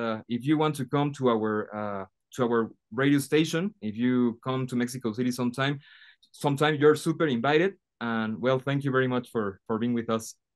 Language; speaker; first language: English; non-native, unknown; Spanish